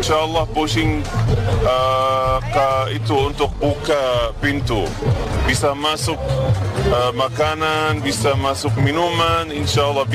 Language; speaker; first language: Indonesian; non-native, learner; Arabic